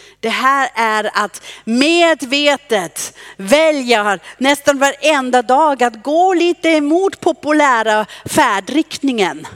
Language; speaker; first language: Swedish; non-native, fluent; German